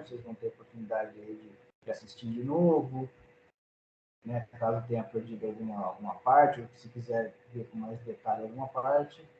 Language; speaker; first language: Portuguese; native; Portuguese